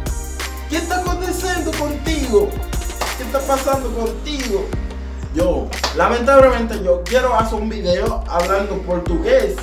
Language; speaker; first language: Spanish; non-native, learner; Haitian Creole